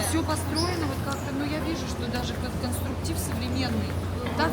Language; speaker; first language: Russian; native; Russian